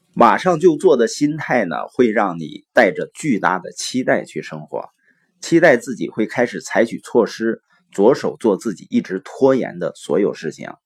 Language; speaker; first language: Chinese; native; Chinese